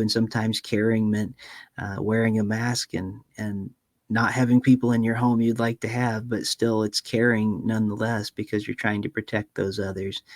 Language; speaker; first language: English; native; English